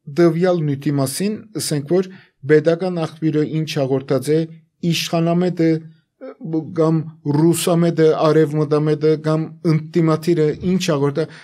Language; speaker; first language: Armenian; native; Armenian